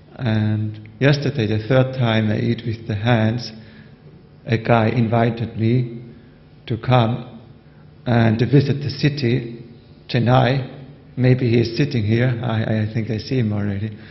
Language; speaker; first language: English; non-native, learner; German